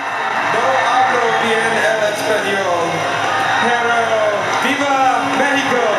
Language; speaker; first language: Spanish; non-native, learner; English